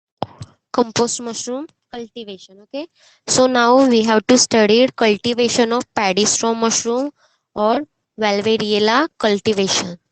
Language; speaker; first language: English; non-native, local second language; Hindi